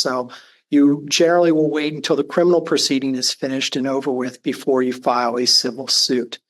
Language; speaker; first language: English; native; English